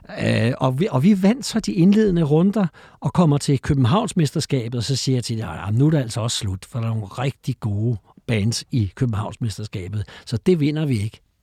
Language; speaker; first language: Danish; native; Danish